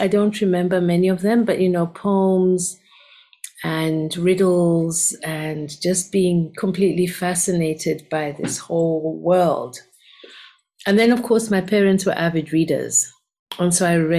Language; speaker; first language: English; non-native, local second language; Ganda